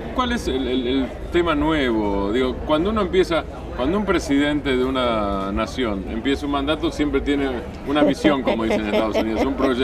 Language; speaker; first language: Spanish; native; Spanish